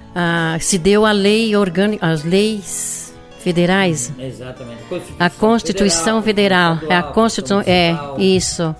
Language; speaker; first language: Portuguese; native; Portuguese